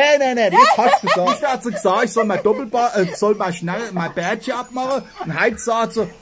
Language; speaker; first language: German; native; German